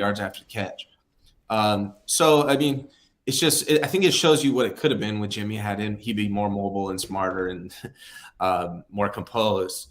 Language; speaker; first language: English; native; English